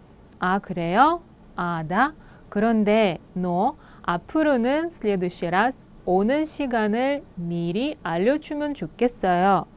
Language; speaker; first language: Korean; non-native, fluent; Russian